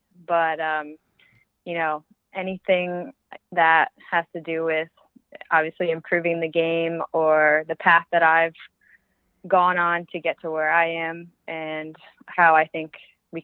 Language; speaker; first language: English; native; English